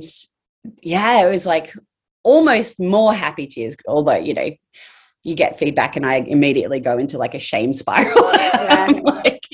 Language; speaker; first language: English; native; English